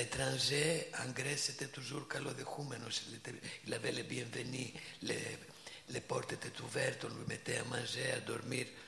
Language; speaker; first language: French; non-native, fluent; Greek